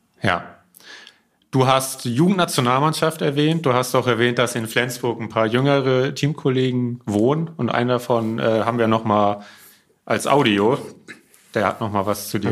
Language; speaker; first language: German; native; German